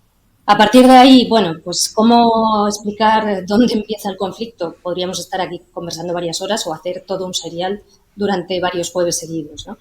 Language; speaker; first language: Spanish; native; Spanish